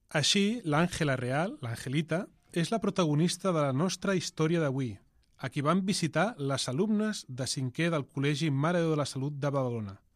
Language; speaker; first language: Catalan; native; Catalan